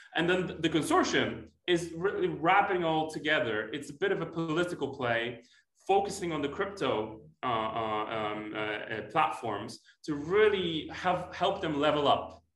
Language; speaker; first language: English; non-native, fluent; Polish